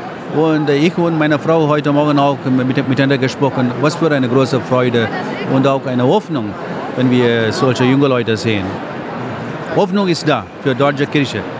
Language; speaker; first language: German; non-native, fluent; Tamil